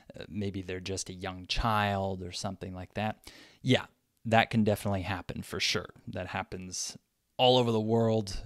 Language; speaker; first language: English; native; English